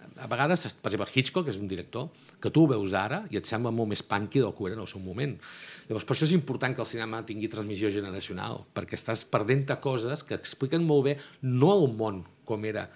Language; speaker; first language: Catalan; native; Catalan